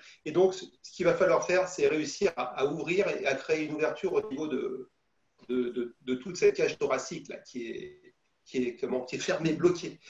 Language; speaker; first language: French; native; French